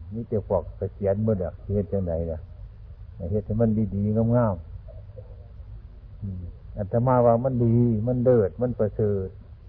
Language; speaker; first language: Thai; non-native, local second language; Northeastern Thai